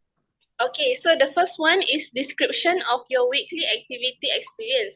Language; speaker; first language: English; non-native, local second language; Malay